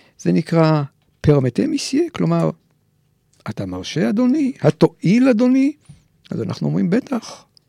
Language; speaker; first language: Hebrew; native; Hebrew